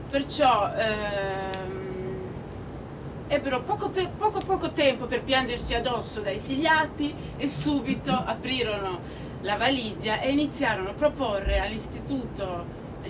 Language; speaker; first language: Italian; non-native, fluent; Spanish